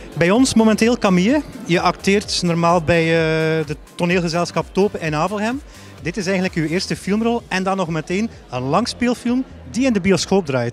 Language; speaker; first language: Dutch; native; Dutch